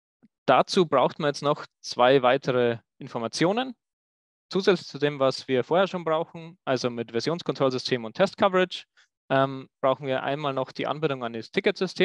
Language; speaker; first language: German; native; German